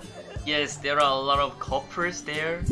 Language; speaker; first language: English; non-native, learner; Korean